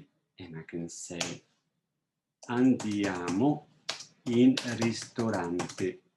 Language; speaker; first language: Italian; non-native, fluent; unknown